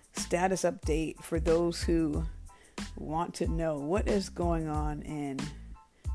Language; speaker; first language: English; native; English